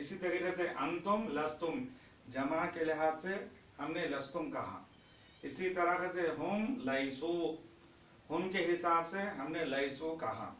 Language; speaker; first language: Hindi; non-native, fluent; Urdu